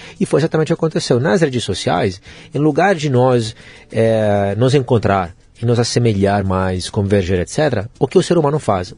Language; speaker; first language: Portuguese; non-native, fluent; Italian